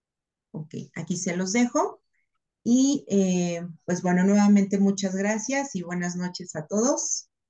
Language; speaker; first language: Spanish; native; Spanish